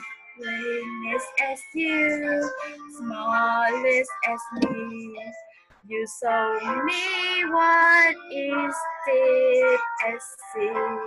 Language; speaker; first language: English; non-native, learner; Vietnamese